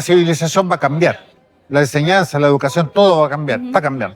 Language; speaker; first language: Spanish; native; Spanish